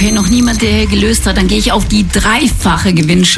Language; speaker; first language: German; native; German